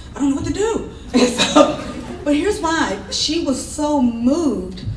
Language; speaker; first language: English; native; English